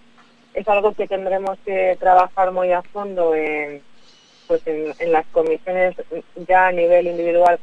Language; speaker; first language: Spanish; native; Spanish